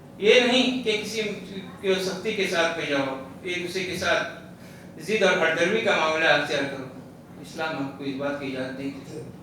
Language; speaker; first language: Urdu; non-native, local second language; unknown